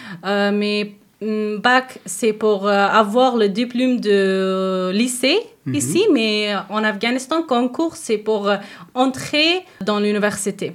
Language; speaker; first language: French; non-native, learner; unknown